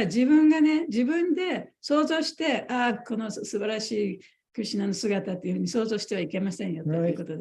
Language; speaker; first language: Japanese; native; Japanese